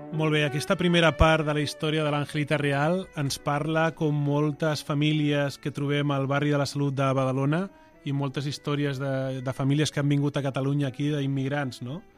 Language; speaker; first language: Catalan; native; Catalan